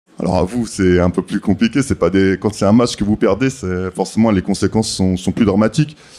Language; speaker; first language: French; native; French